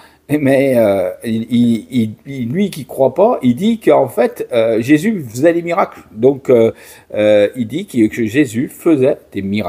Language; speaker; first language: French; native; French